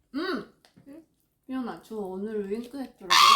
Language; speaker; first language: Korean; non-native, fluent; Japanese